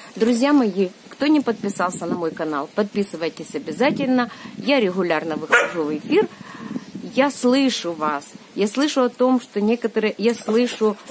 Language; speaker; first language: Russian; native; Russian